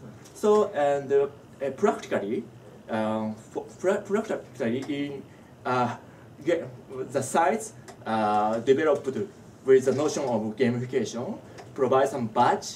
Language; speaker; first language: English; non-native, learner; Japanese